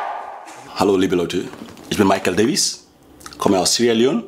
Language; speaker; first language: German; non-native, local second language; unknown